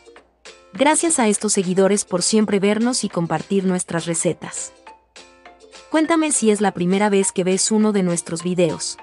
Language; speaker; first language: Spanish; native; Spanish